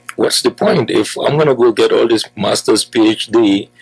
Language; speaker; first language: English; non-native, local second language; Wolof